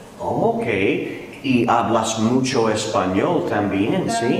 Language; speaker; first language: Spanish; non-native, fluent; English